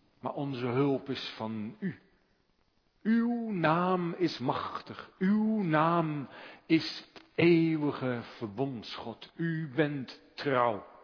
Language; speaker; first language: Dutch; native; Dutch